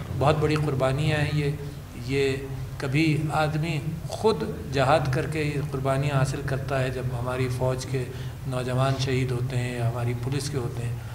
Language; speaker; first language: Urdu; native; Urdu